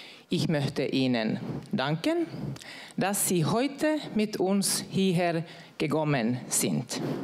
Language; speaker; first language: German; non-native, learner; Finnish